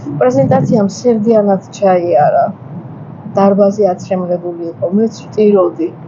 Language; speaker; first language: Georgian; native; Georgian